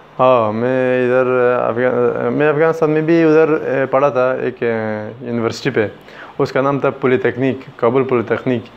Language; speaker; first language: Urdu; non-native, learner; Pashto